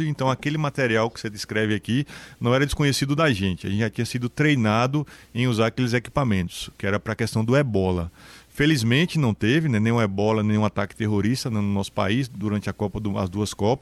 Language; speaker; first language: Portuguese; native; Portuguese